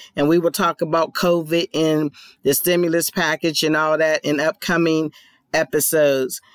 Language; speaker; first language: English; native; English